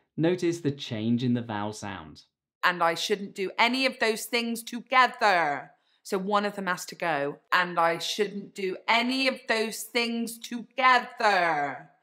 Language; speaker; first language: English; native; English